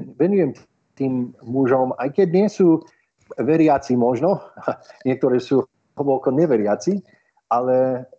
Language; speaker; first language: Slovak; non-native, fluent; English